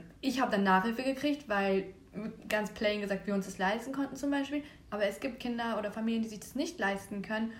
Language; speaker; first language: German; early bilingual, other home language; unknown